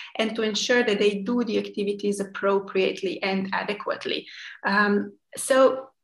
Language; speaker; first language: English; non-native, fluent; Serbian